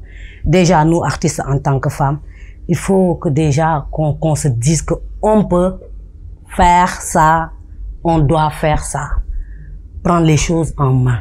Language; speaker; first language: French; non-native, local second language; Wolof